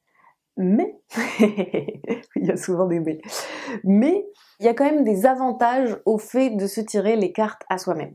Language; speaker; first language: French; native; French